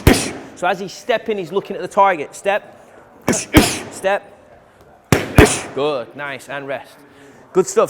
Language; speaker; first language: English; native; English